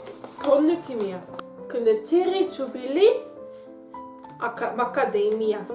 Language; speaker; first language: Korean; non-native, fluent; Dutch